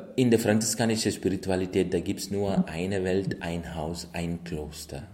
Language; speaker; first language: German; non-native, fluent; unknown